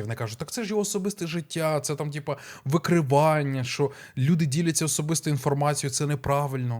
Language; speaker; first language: Ukrainian; native; Ukrainian